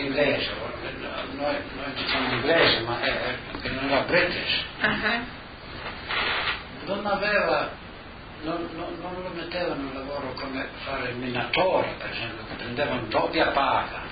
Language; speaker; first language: Italian; non-native, local second language; Slovenian